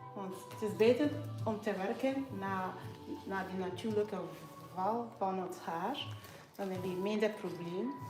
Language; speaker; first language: Dutch; non-native, fluent; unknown